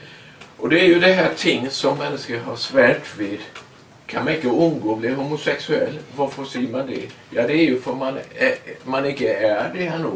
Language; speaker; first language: Swedish; non-native, learner; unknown